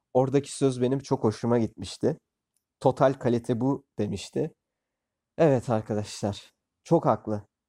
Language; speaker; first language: Turkish; native; Turkish